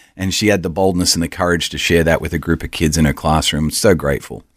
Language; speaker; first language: English; native; English